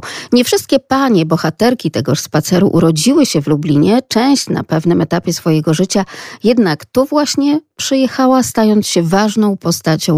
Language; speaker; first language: Polish; native; Polish